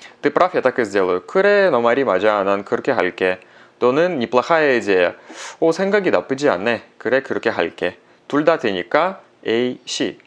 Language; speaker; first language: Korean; non-native, fluent; Russian